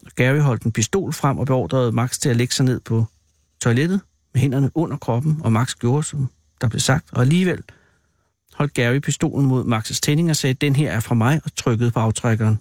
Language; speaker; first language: Danish; native; Danish